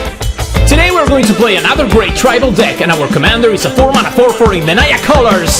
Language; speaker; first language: English; non-native, fluent; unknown